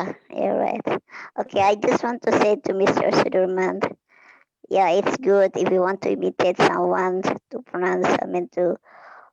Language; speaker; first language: English; non-native, fluent; Indonesian